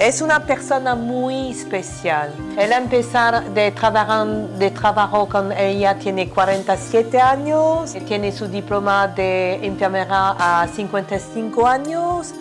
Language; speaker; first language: Spanish; non-native, learner; French